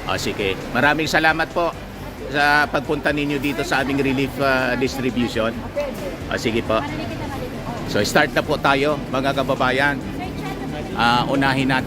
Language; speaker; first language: Filipino; non-native, local second language; Bikol